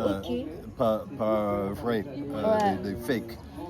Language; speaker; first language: French; non-native, fluent; English